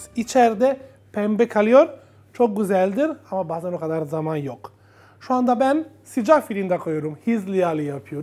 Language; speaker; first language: Turkish; non-native, fluent; Italian